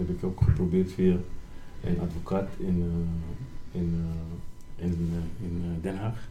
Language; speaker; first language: Dutch; non-native, learner; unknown